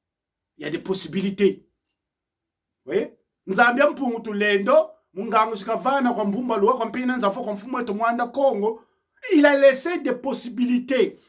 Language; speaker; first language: French; non-native, local second language; Kongo